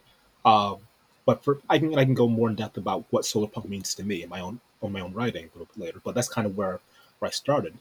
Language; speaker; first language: English; native; English